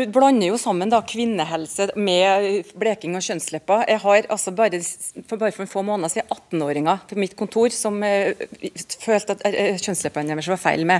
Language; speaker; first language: Norwegian; native; Norwegian